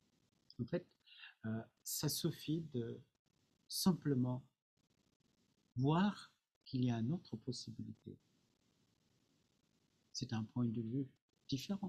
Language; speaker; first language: French; non-native, fluent; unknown